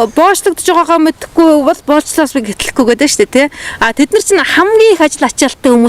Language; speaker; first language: Mongolian; native; Mongolian